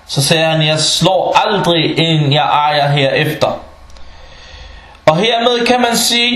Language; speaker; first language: Danish; non-native, fluent; Arabic